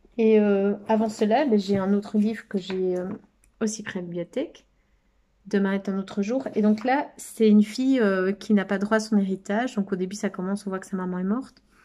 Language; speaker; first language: French; native; French